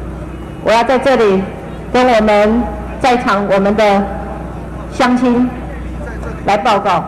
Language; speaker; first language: Chinese; native; Chinese